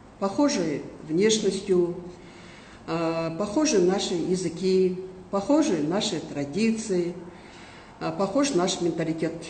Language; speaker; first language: Russian; non-native, local second language; Kazakh